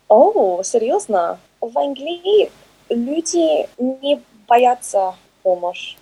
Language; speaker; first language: Russian; non-native, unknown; English